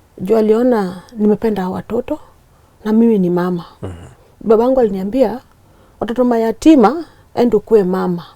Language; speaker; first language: Swahili; non-native, local second language; Luo (Kenya and Tanzania)